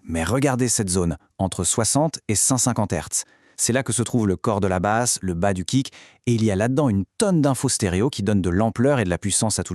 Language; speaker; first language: French; native; French